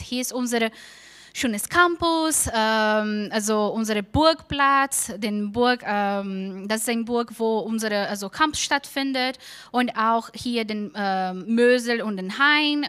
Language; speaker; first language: German; non-native, fluent; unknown